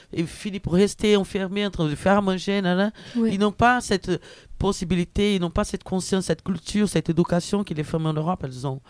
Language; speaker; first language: French; non-native, fluent; Portuguese